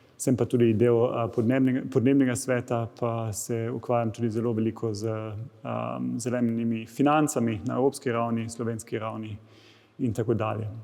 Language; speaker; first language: Slovenian; non-native, fluent; German